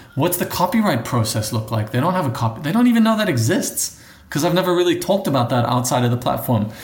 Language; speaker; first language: English; native; English